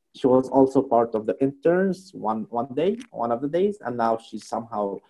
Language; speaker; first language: English; non-native, fluent; Arabic